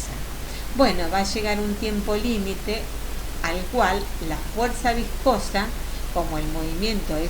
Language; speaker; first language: Spanish; native; Spanish